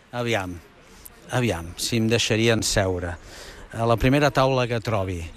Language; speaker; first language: Catalan; native; Catalan